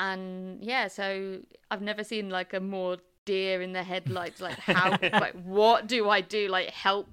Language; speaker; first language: English; native; English